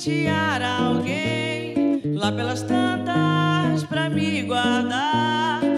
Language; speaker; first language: Portuguese; native; Portuguese